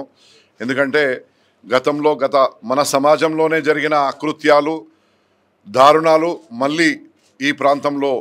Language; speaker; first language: Telugu; native; Telugu